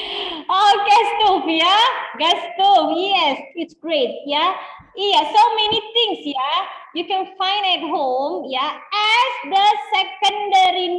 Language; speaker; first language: English; non-native, learner; Indonesian